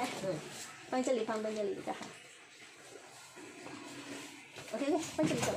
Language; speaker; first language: Chinese; non-native, learner; Indonesian